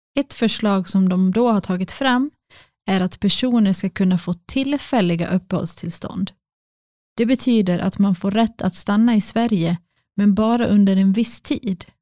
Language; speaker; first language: Swedish; native; Swedish